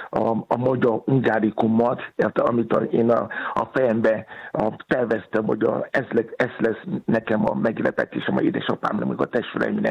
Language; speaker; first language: Hungarian; non-native, learner; Yoruba